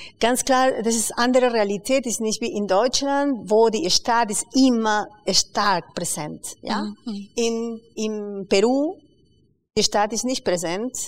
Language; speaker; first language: German; non-native, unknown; Spanish